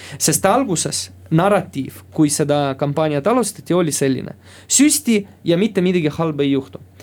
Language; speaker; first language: Estonian; non-native, local second language; Russian